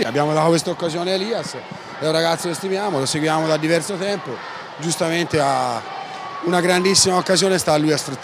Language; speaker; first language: Italian; native; Italian